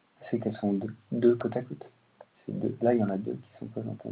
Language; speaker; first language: French; native; French